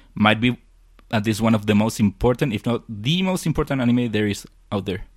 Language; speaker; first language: English; non-native, fluent; Spanish